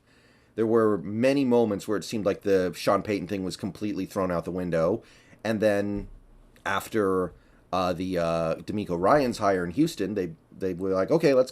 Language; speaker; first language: English; native; English